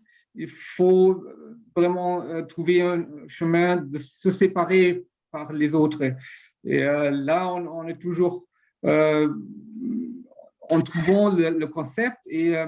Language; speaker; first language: French; non-native, learner; German